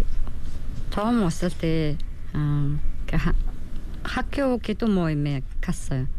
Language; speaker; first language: Korean; non-native, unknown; Mongolian